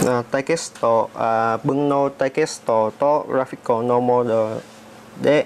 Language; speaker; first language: Japanese; non-native, learner; Vietnamese